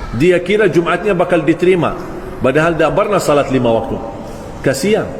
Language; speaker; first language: Malay; non-native, fluent; Arabic